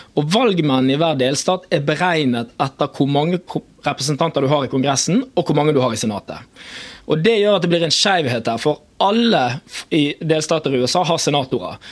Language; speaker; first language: Norwegian; native; Norwegian